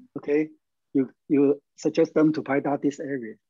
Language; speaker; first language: English; non-native, learner; Chinese